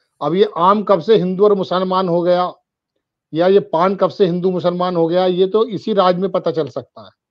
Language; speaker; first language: Hindi; native; Hindi